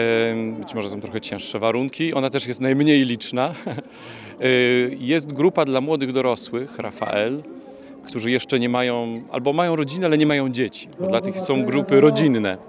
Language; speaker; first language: Polish; native; Polish